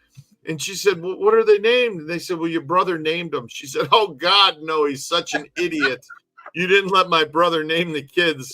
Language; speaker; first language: English; native; English